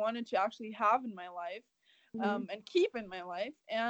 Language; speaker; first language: English; non-native, fluent; German